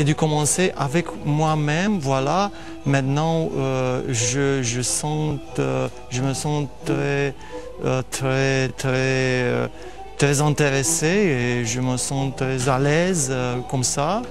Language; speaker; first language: French; non-native, fluent; Romanian